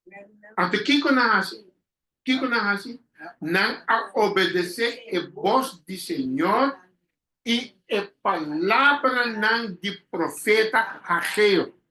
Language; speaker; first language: Portuguese; non-native, learner; Papiamento